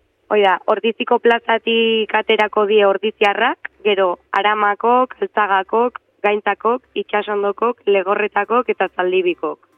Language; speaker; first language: Basque; native; Basque